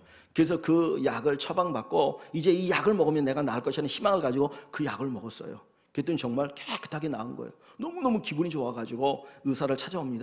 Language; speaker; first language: Korean; native; Korean